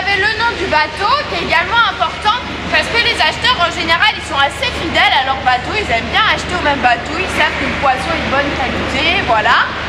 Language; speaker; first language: French; native; French